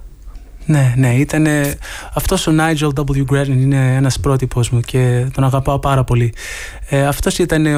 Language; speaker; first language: Greek; early bilingual, heritage; Greek